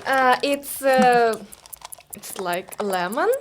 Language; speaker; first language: English; non-native, fluent; Vietnamese